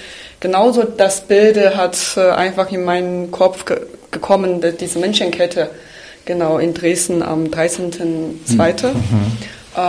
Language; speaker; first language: German; non-native, fluent; Chinese